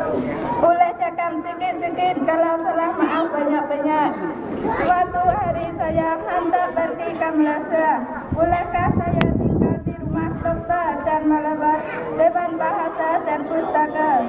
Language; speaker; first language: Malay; non-native, learner; Western Cham